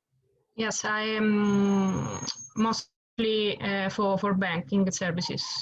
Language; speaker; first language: English; non-native, learner; Italian